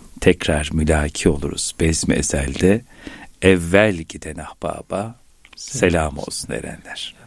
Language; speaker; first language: Turkish; native; Turkish